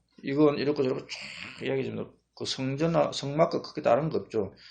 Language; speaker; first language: Korean; native; Korean